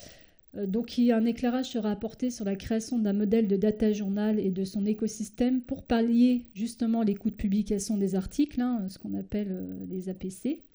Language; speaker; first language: French; native; French